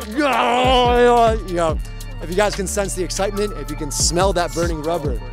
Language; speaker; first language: English; early bilingual, other home language; Chinese